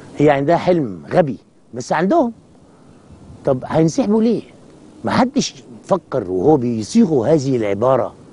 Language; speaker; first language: Arabic; native; Arabic